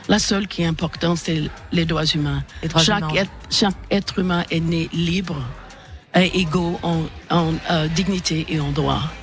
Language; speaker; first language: French; non-native, fluent; English